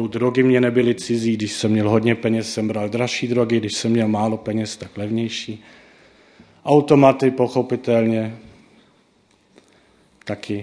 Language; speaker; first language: Czech; non-native, fluent; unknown